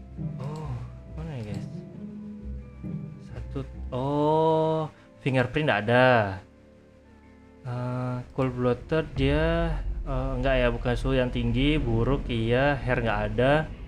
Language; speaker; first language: Indonesian; native; Indonesian